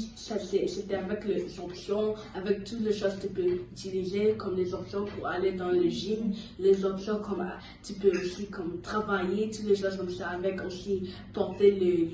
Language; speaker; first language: French; early bilingual, heritage; French